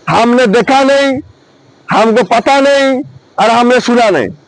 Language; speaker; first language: Hindi; non-native, local second language; Bangla